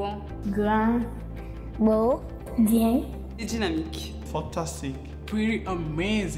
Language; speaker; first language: French; non-native, learner; Arabic